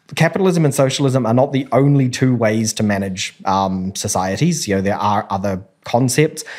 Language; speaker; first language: English; native; English